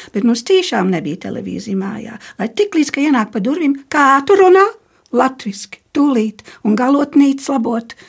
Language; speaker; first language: Latvian; early bilingual, heritage; Latvian